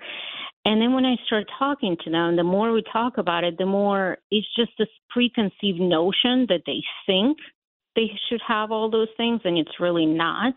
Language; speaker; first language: English; non-native, fluent; Latvian